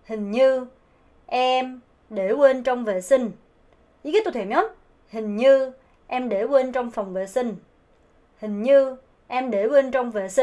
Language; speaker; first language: Vietnamese; non-native, fluent; Korean